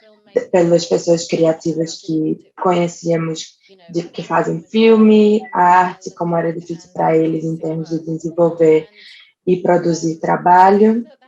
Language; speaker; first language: Portuguese; non-native, fluent; English